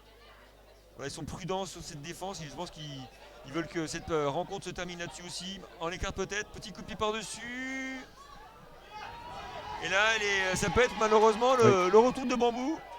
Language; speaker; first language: French; native; French